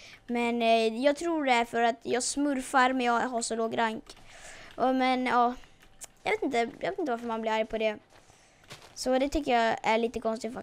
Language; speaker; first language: Swedish; native; Swedish